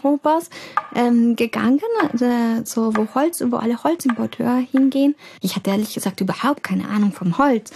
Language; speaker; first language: German; early bilingual, heritage; German